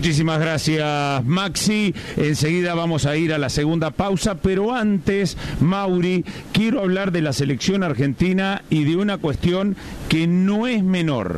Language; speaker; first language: Spanish; native; Spanish